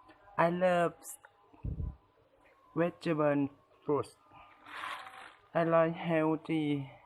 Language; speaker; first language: English; non-native, learner; Thai